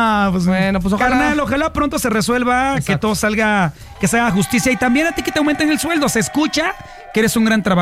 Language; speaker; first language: Spanish; native; Spanish